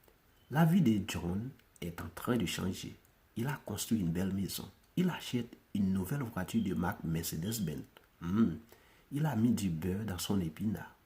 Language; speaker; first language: French; non-native, local second language; Haitian Creole